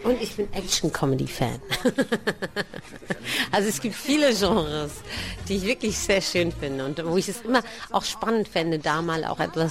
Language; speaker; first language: German; native; German